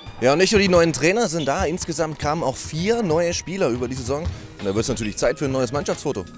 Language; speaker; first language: German; native; German